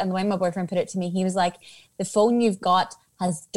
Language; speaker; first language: English; native; English